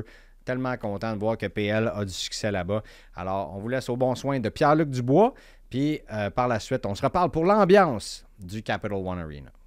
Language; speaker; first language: French; native; French